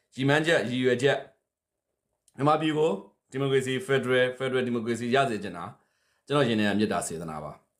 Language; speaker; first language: Burmese; native; Burmese